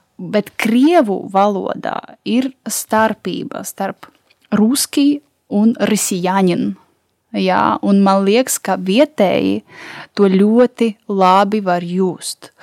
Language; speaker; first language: Latvian; non-native, local second language; Russian